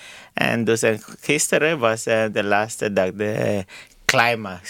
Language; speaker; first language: Dutch; non-native, learner; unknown